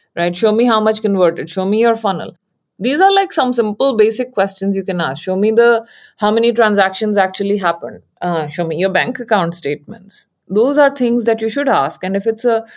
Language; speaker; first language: English; non-native, local second language; Hindi